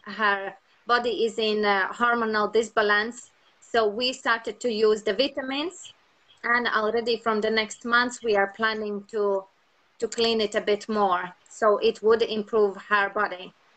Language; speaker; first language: English; non-native, fluent; Latvian